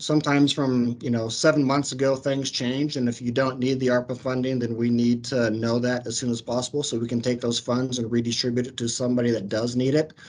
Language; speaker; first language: English; native; English